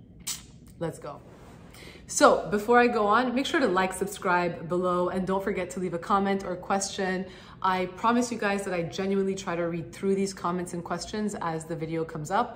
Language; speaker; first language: English; native; English